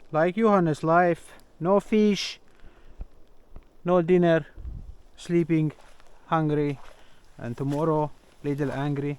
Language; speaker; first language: English; non-native, learner; Finnish